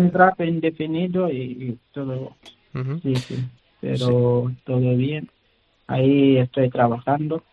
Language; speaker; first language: Spanish; non-native, learner; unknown